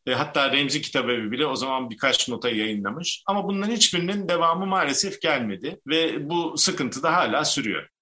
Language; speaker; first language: Turkish; native; Turkish